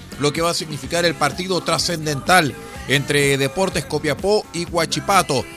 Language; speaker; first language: Spanish; native; Spanish